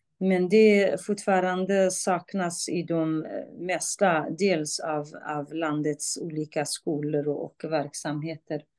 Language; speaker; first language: Swedish; non-native, fluent; Kurdish